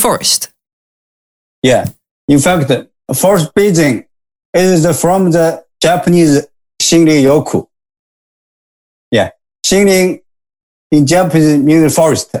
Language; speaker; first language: English; non-native, learner; Japanese